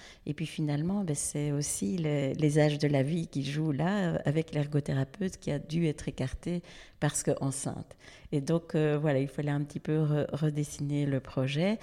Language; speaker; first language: French; native; French